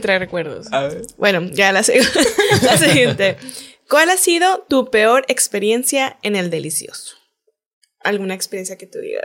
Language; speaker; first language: Spanish; native; Spanish